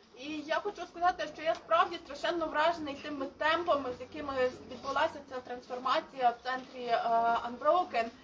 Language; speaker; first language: Ukrainian; native; Ukrainian